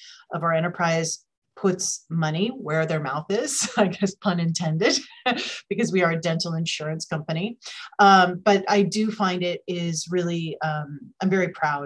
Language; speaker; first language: English; native; English